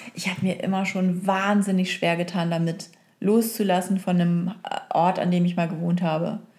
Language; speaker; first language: German; native; German